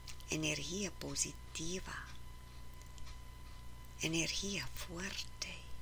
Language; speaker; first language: Spanish; non-native, learner; English